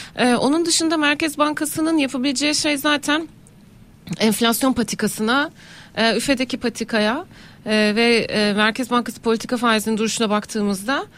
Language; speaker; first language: Turkish; native; Turkish